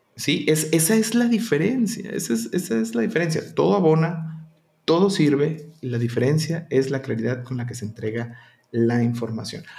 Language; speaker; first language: Spanish; native; Spanish